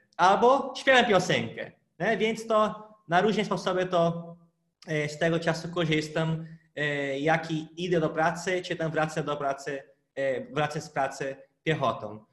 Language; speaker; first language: Polish; non-native, fluent; Portuguese